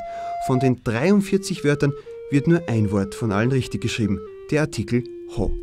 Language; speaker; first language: German; native; German